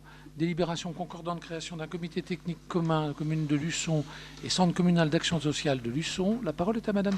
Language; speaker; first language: French; native; French